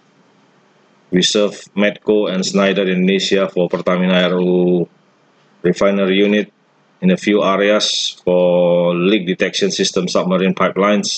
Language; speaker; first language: English; non-native, fluent; Indonesian